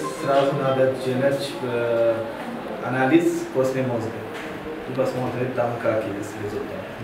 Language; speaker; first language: Russian; non-native, learner; Hindi